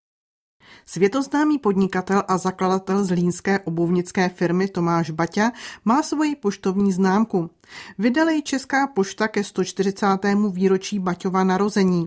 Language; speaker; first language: Czech; native; Czech